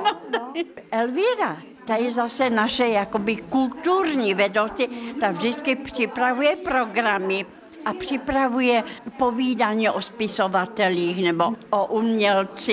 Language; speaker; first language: Czech; non-native, fluent; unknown